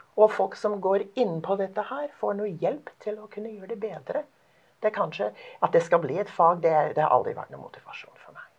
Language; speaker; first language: Norwegian; non-native, fluent; English